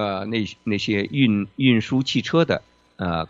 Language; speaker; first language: Chinese; native; Chinese